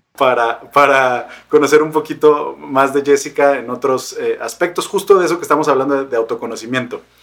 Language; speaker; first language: Spanish; native; Spanish